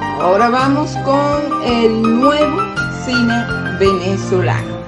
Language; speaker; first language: Spanish; native; Spanish